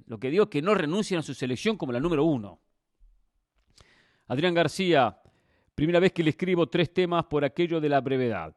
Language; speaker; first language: Spanish; native; Spanish